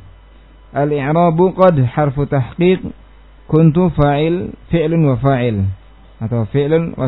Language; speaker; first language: Arabic; non-native, fluent; Indonesian